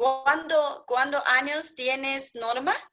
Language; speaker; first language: Spanish; non-native, learner; Chinese